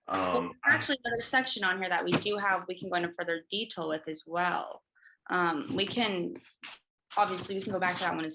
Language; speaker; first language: English; native; English